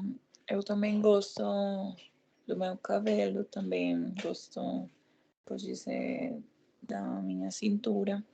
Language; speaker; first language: Portuguese; non-native, learner; Spanish